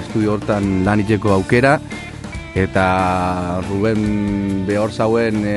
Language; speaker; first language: Basque; native; Basque